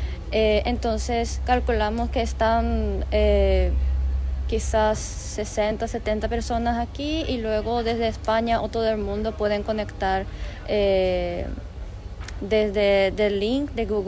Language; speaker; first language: Spanish; non-native, fluent; Japanese